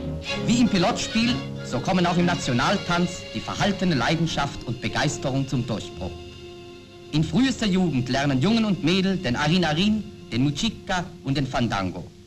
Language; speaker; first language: German; native; German